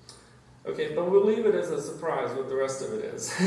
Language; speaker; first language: English; native; English